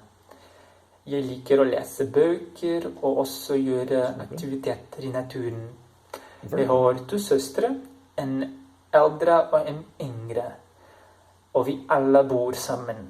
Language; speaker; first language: Norwegian; non-native, learner; Portuguese